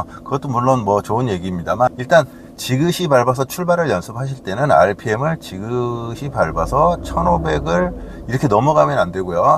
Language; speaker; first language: Korean; native; Korean